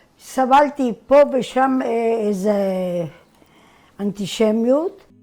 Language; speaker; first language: Hebrew; non-native, fluent; German